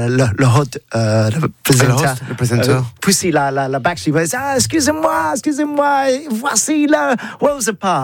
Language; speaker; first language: French; non-native, learner; English